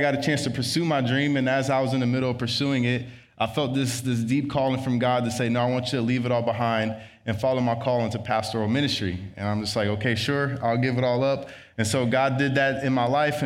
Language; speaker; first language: English; native; English